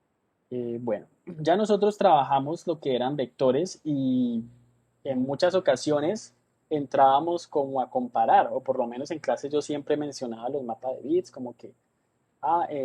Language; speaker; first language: Spanish; native; Spanish